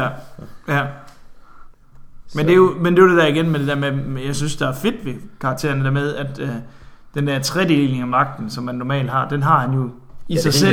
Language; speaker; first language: Danish; native; Danish